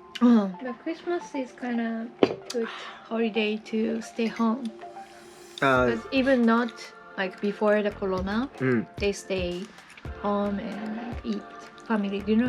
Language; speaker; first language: English; non-native, learner; Japanese